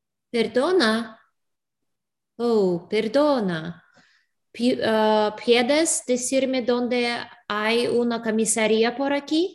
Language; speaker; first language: Spanish; non-native, learner; English